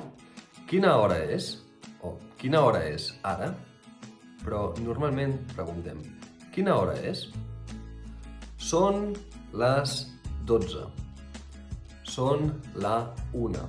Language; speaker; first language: Catalan; non-native, fluent; Russian